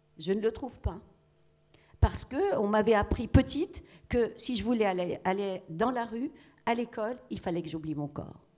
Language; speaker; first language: French; non-native, local second language; Arabic